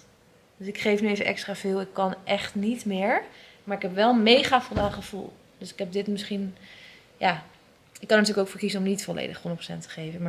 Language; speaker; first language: Dutch; native; Dutch